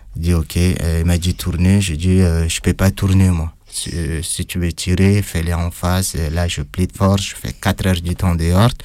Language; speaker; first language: French; non-native, fluent; Arabic